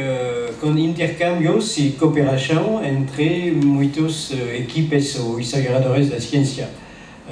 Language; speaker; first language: Portuguese; non-native, learner; French